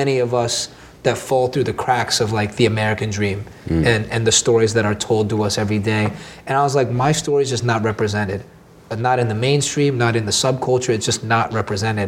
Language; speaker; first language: English; native; English